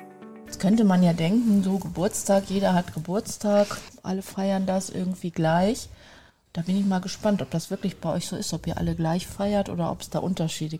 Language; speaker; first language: German; native; German